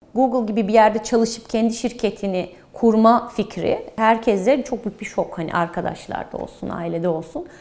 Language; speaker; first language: Turkish; early bilingual, heritage; Turkish